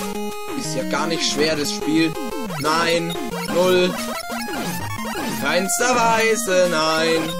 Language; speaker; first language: German; native; German